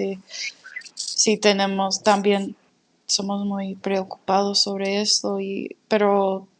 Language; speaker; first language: Spanish; non-native, fluent; English